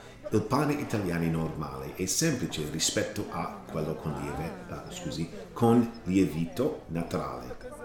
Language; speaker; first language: Italian; non-native, learner; English